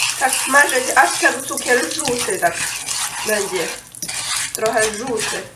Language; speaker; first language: Polish; non-native, learner; Chinese